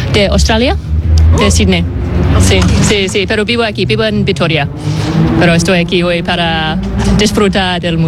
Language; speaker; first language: Spanish; non-native, learner; English